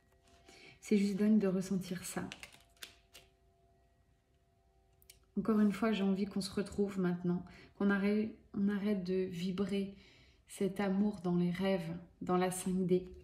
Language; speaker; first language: French; native; French